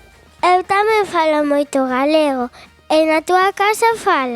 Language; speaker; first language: Galician; non-native, local second language; Spanish